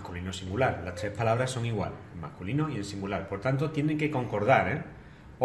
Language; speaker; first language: Spanish; native; Spanish